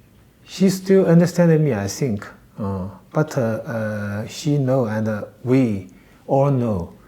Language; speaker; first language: English; non-native, learner; Chinese